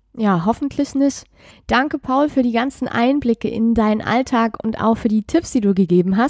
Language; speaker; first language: German; native; German